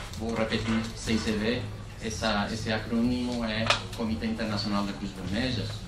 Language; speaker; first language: Portuguese; non-native, fluent; Spanish